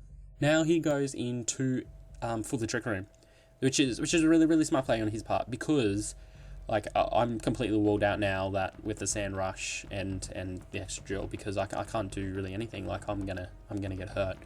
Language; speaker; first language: English; native; English